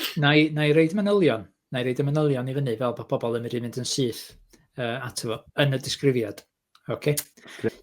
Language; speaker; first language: Welsh; native; Welsh